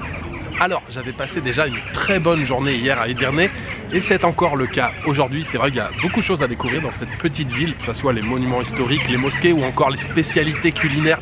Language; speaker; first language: French; native; French